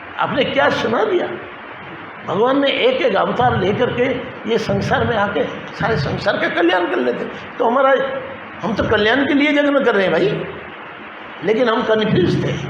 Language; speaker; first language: Hindi; non-native, local second language; Bangla